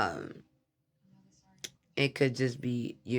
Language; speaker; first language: English; native; English